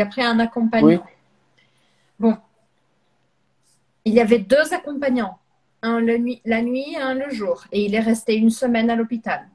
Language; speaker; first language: French; non-native, fluent; Portuguese